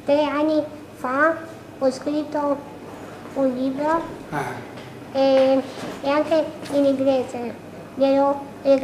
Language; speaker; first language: Italian; non-native, fluent; Slovenian